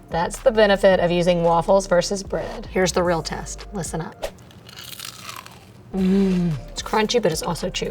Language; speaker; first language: English; native; English